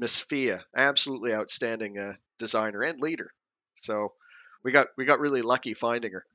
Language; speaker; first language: English; native; English